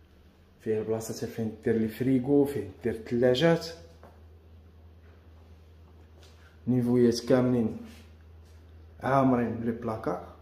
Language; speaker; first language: Arabic; native; Arabic